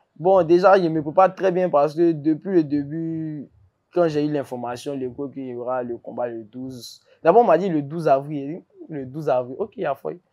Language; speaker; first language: French; native; French